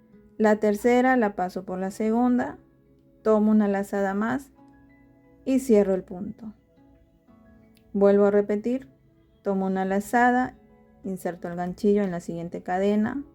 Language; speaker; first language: Spanish; native; Spanish